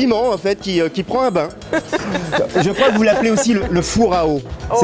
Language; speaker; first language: French; native; French